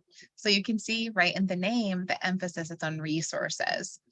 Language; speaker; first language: English; native; English